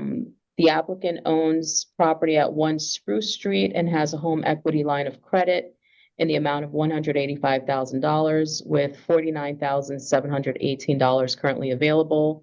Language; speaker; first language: English; native; English